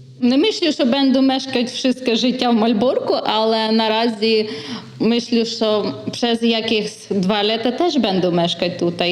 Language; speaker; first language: Polish; non-native, learner; Ukrainian